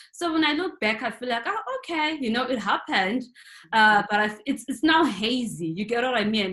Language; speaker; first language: English; non-native, local second language; North Ndebele